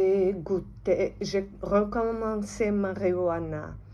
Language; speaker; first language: French; non-native, fluent; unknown